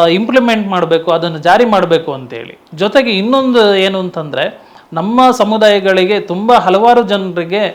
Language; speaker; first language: Kannada; non-native, local second language; Tulu